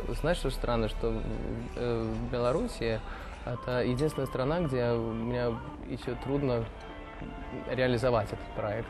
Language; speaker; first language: Russian; early bilingual, heritage; Russian